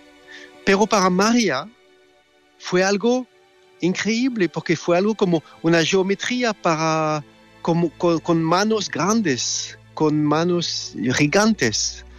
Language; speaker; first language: Spanish; non-native, fluent; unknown